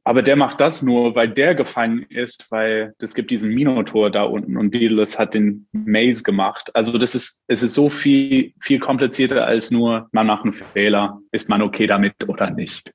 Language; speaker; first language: German; non-native, fluent; English